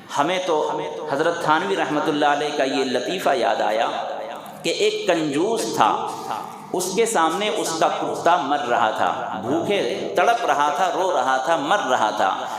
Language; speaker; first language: Urdu; native; Urdu